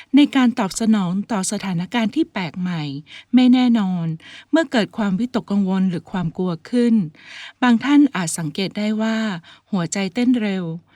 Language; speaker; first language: Thai; native; Thai